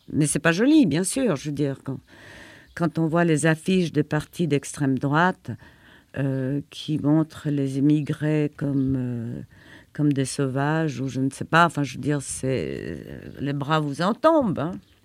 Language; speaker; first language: French; non-native, fluent; Polish